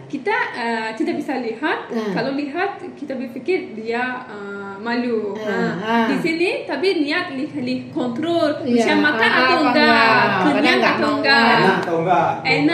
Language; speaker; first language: Indonesian; non-native, learner; Turkish